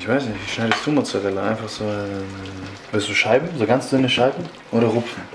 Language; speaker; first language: German; native; German